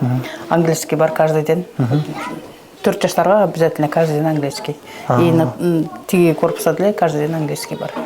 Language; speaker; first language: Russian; non-native, local second language; Kyrgyz